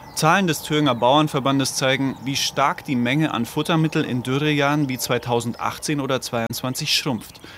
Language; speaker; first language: German; native; German